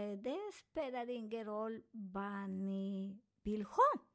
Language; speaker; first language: Swedish; non-native, learner; Spanish